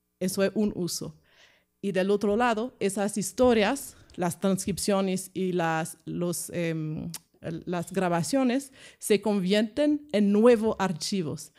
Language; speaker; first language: Spanish; non-native, fluent; French